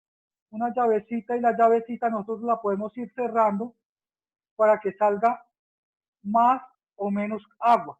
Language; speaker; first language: Spanish; native; Spanish